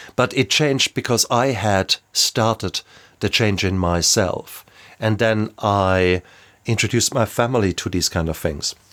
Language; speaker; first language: English; non-native, fluent; German